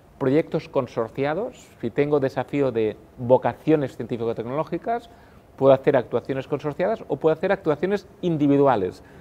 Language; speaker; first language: Spanish; non-native, local second language; Catalan